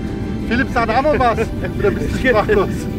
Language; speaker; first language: German; native; German